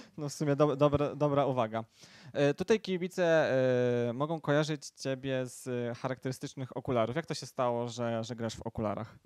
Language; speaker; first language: Polish; native; Polish